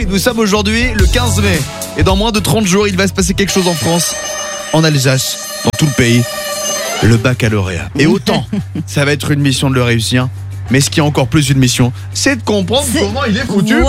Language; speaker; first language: French; native; French